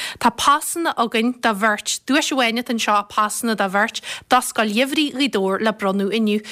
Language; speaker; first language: Irish; native; Irish